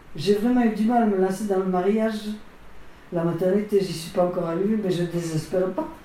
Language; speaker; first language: French; non-native, local second language; Swiss German